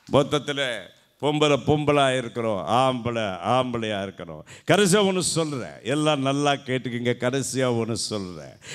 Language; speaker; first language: Tamil; native; Tamil